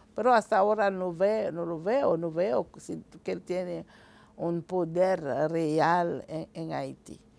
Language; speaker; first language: Spanish; non-native, fluent; Haitian Creole